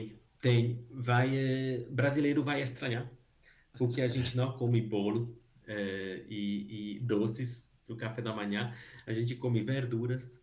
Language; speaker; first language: Portuguese; non-native, fluent; Hungarian